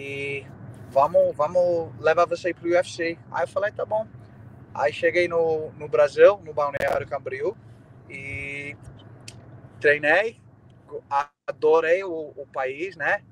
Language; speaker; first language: Portuguese; non-native, fluent; English